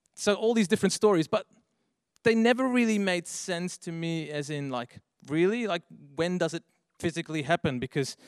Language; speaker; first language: English; non-native, fluent; Dutch